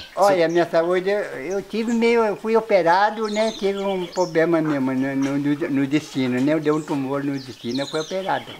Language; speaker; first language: Portuguese; native; Portuguese